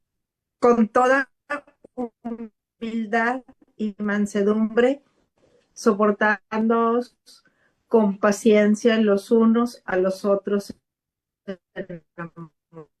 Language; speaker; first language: Spanish; native; Spanish